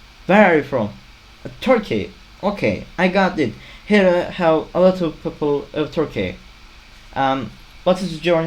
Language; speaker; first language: English; non-native, learner; Turkish